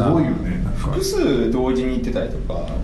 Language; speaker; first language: Japanese; native; Japanese